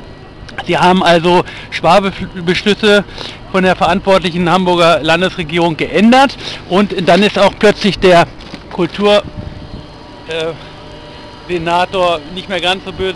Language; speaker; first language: German; native; German